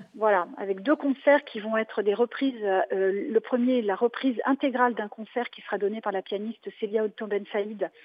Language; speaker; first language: French; native; French